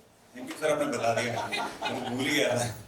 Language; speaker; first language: Hindi; native; Hindi